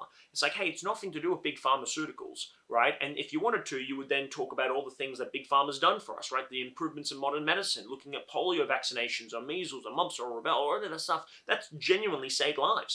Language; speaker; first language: English; native; English